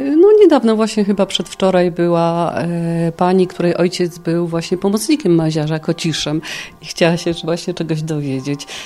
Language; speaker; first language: Polish; native; Polish